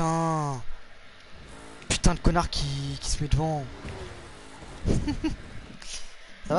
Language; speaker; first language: French; native; French